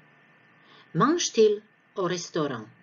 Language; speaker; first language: French; non-native, fluent; Croatian